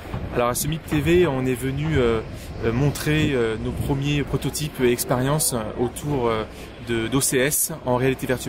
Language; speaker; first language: French; native; French